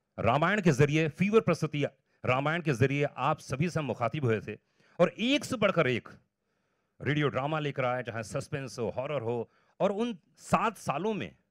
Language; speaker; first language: Hindi; native; Hindi